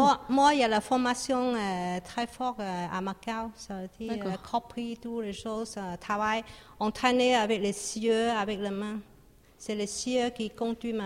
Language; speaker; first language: French; non-native, learner; Chinese